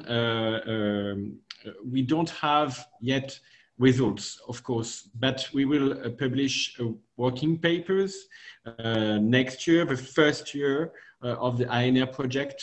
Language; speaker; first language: English; non-native, fluent; French